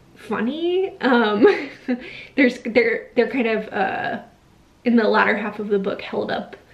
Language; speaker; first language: English; native; English